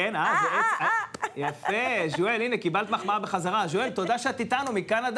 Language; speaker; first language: Hebrew; native; Hebrew